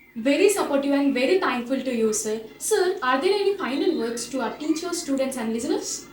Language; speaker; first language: English; non-native, local second language; Telugu